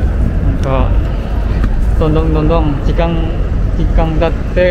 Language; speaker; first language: Japanese; non-native, fluent; Indonesian